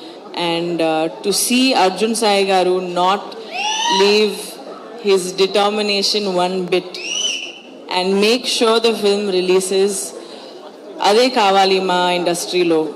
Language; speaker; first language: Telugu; non-native, local second language; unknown